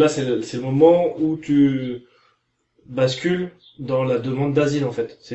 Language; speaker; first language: French; native; French